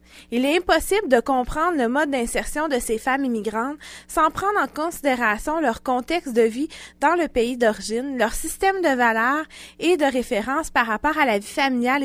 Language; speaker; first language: French; native; French